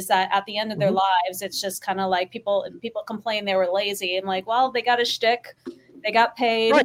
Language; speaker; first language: English; native; English